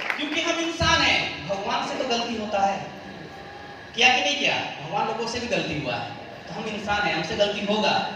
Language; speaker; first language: Hindi; non-native, local second language; Nepali